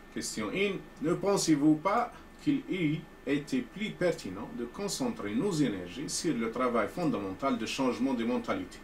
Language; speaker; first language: French; non-native, local second language; Arabic